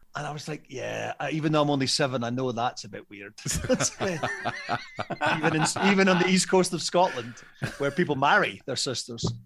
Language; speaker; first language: English; native; English